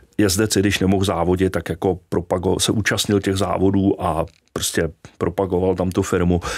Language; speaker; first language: Czech; native; Czech